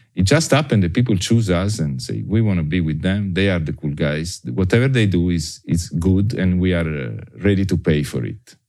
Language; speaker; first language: English; non-native, fluent; Italian